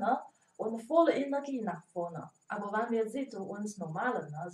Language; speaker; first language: German; non-native, learner; Chinese